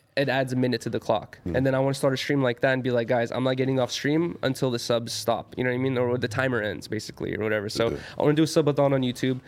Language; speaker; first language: English; native; English